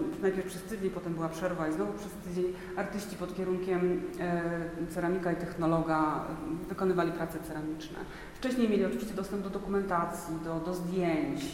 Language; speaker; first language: Polish; native; Polish